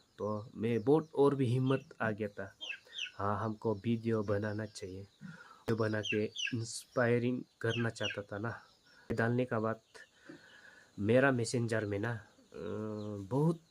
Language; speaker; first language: Hindi; non-native, local second language; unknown